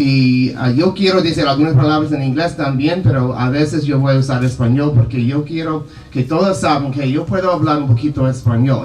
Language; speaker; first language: Spanish; non-native, learner; English